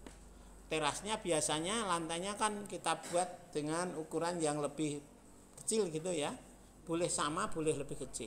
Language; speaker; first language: Indonesian; native; Indonesian